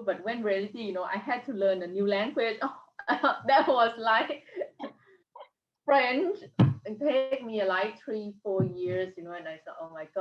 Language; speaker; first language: English; non-native, fluent; Thai